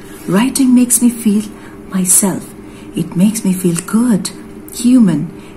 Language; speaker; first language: English; non-native, local second language; Hindi